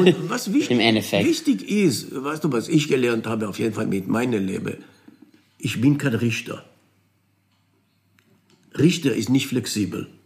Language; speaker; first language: German; non-native, fluent; Hebrew